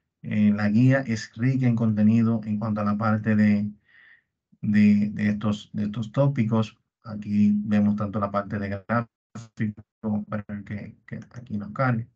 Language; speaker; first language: Spanish; native; Spanish